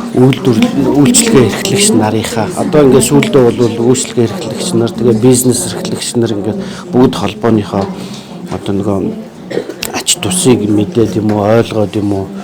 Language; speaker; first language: Mongolian; native; Mongolian